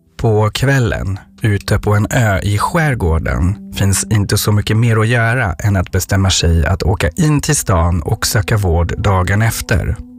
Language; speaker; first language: Swedish; non-native, fluent; French